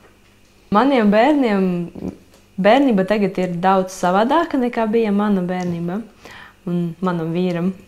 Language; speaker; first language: Latvian; non-native, local second language; Russian